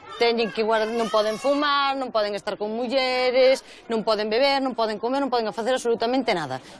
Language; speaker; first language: Galician; native; Galician